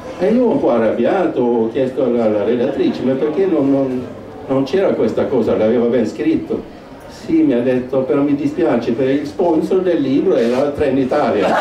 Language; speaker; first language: Italian; non-native, fluent; Swedish